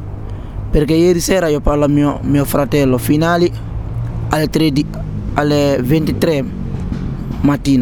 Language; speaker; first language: Italian; non-native, learner; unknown